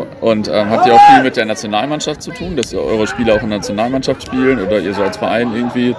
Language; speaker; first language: German; native; German